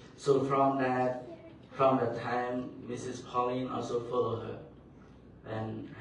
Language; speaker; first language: English; non-native, learner; Khmer